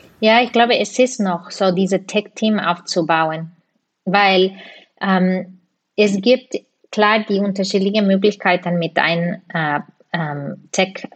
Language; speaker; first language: German; non-native, fluent; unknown